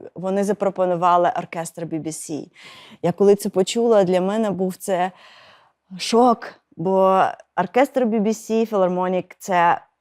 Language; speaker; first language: Ukrainian; non-native, local second language; Russian